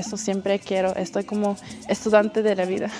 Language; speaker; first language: Spanish; non-native, fluent; English